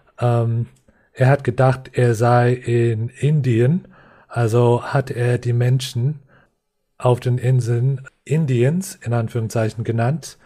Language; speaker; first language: German; non-native, fluent; English